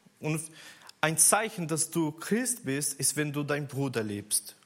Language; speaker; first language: German; non-native, learner; Portuguese